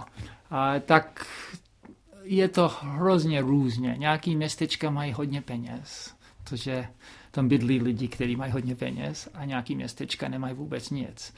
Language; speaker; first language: Czech; early bilingual, heritage; Czech